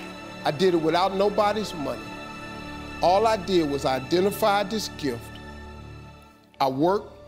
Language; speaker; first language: English; native; English